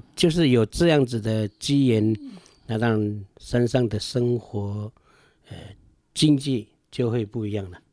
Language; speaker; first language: Chinese; non-native, local second language; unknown